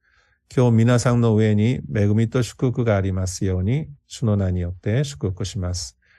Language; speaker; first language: Japanese; non-native, fluent; Korean